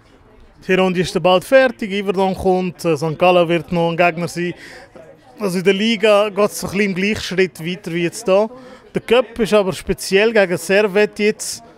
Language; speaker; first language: German; native; German